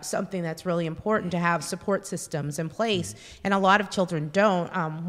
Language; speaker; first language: English; native; English